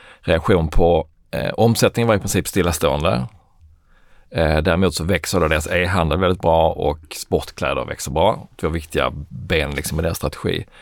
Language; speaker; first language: Swedish; native; Swedish